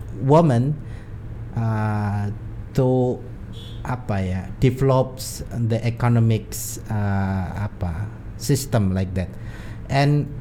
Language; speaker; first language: English; non-native, learner; Indonesian